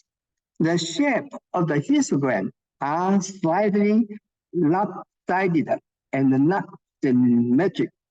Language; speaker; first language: English; non-native, fluent; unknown